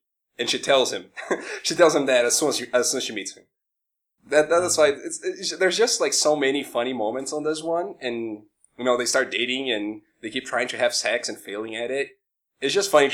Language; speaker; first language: English; non-native, fluent; Portuguese